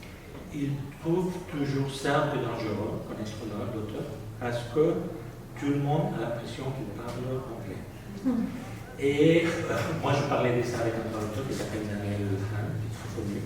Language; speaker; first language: French; non-native, fluent; Spanish